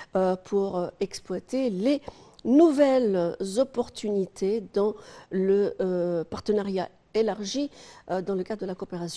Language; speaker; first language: French; non-native, fluent; Arabic